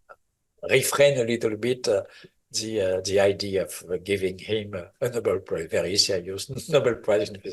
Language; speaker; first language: English; non-native, fluent; French